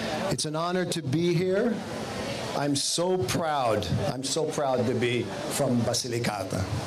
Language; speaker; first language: English; native; English